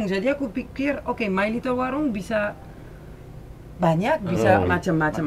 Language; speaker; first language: Indonesian; non-native, fluent; French